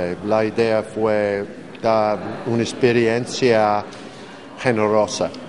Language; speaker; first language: Spanish; non-native, fluent; English